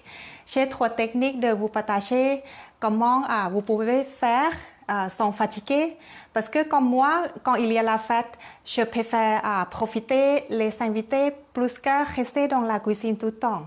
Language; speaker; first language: French; non-native, learner; Thai